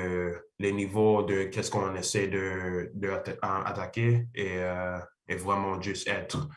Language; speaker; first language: French; non-native, learner; English